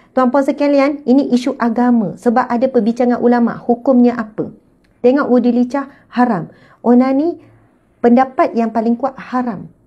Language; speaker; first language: Malay; native; Malay